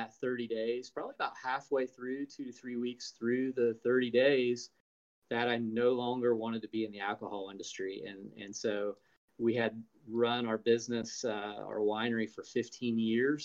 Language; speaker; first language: English; native; English